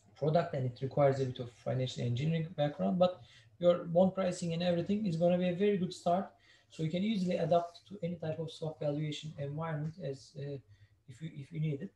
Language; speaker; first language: English; non-native, fluent; Turkish